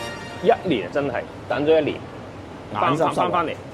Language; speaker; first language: Cantonese; non-native, fluent; Japanese